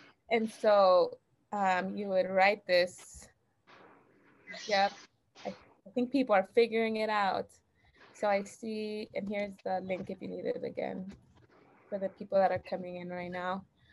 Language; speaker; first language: English; native; English